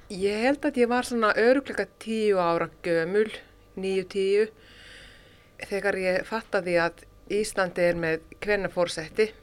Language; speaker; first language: Icelandic; non-native, fluent; Finnish